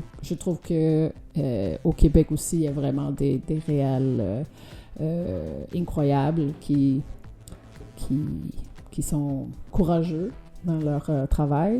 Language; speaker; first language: French; non-native, fluent; Danish